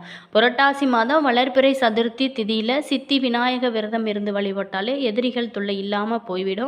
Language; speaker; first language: Tamil; native; Tamil